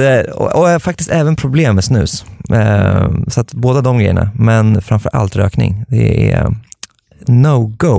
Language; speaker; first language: Swedish; native; Swedish